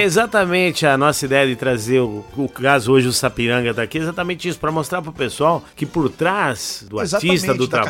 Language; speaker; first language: Portuguese; native; Portuguese